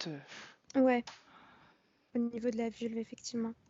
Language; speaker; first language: French; native; French